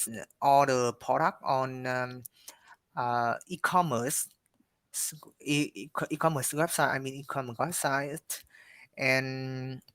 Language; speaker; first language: English; non-native, learner; Vietnamese